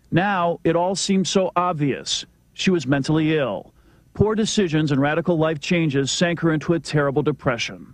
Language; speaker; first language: English; native; English